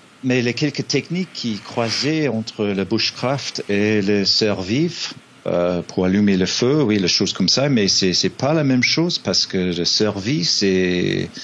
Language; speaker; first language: French; non-native, fluent; English